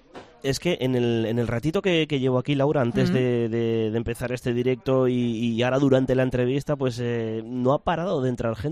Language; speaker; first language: Spanish; native; Spanish